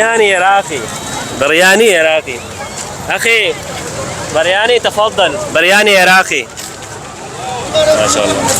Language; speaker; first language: Arabic; non-native, learner; Urdu